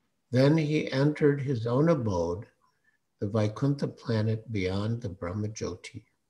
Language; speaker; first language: English; native; English